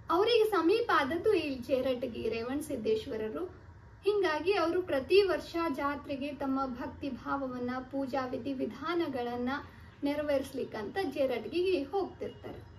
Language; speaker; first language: Kannada; native; Kannada